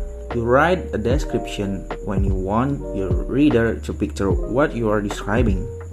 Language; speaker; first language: English; non-native, learner; Indonesian